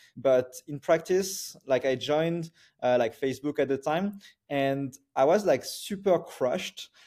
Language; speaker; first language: English; non-native, fluent; French